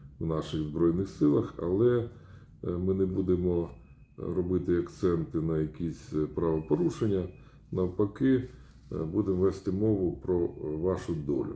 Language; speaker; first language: Ukrainian; native; Ukrainian